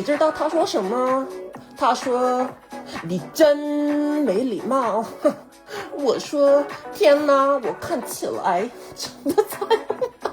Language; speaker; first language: Chinese; non-native, learner; Korean